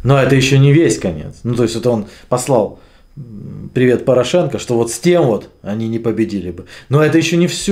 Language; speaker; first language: Russian; native; Russian